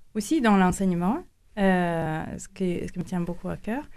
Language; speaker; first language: French; non-native, fluent; Latvian